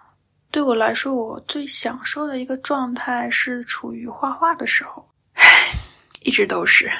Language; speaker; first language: Chinese; native; Chinese